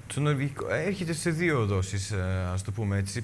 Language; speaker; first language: Greek; early bilingual, heritage; Greek